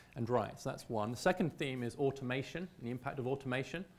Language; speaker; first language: English; native; English